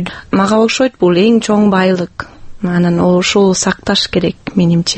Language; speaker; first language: Kyrgyz; non-native, fluent; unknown